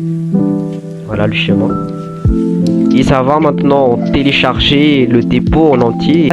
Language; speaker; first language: French; non-native, local second language; Malagasy